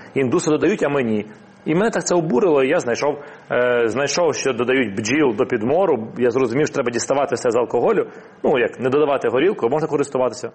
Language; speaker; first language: Ukrainian; non-native, local second language; Russian